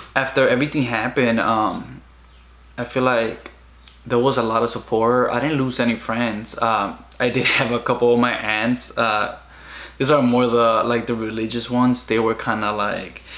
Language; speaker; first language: English; early bilingual, other home language; Spanish